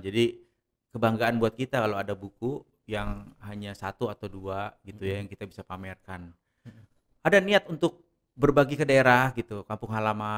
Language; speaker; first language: Indonesian; native; Indonesian